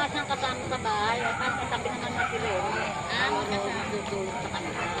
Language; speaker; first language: Filipino; native; Filipino